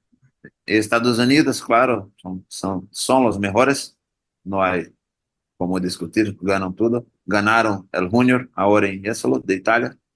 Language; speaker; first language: Spanish; non-native, learner; Portuguese